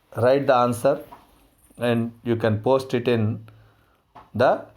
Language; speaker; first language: English; non-native, local second language; Telugu